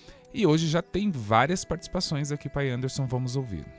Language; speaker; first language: Portuguese; native; Portuguese